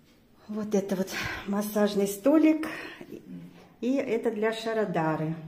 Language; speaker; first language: Russian; native; Russian